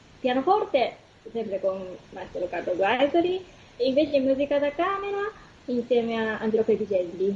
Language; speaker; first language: Italian; non-native, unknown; Japanese